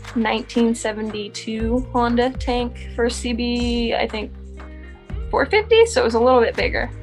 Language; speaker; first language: English; native; English